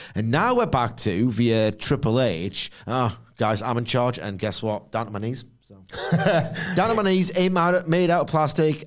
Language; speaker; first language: English; native; English